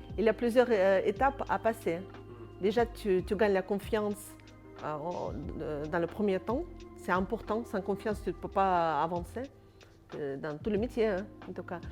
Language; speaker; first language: French; non-native, fluent; Russian